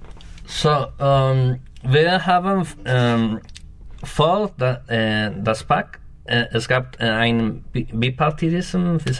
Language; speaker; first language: German; non-native, learner; Spanish